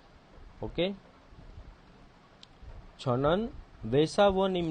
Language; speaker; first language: Korean; non-native, fluent; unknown